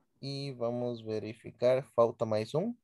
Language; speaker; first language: Portuguese; non-native, fluent; Spanish